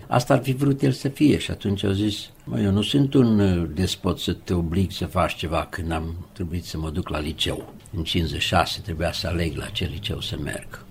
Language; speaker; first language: Romanian; native; Romanian